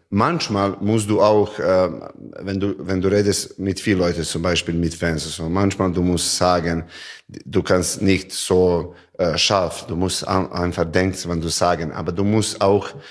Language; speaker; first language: German; non-native, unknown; Serbian